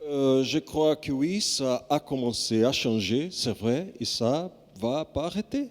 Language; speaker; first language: French; non-native, fluent; Portuguese